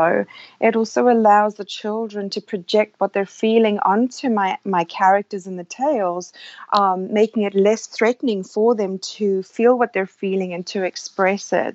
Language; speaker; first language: English; native; English